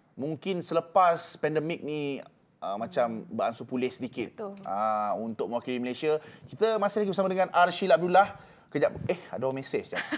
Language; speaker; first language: Malay; native; Malay